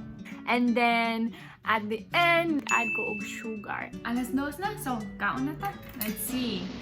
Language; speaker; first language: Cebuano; non-native, local second language; English